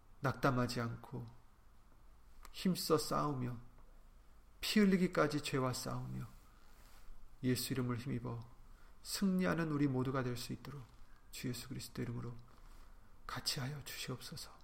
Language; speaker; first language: Korean; native; Korean